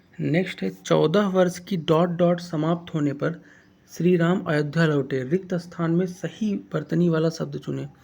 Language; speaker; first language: Hindi; native; Hindi